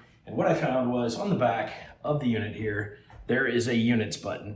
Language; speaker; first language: English; native; English